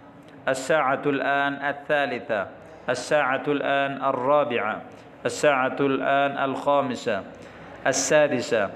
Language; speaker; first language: Arabic; non-native, fluent; Urdu